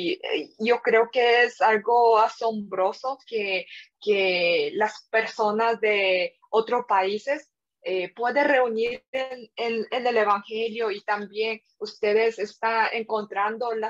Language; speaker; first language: Spanish; non-native, fluent; Korean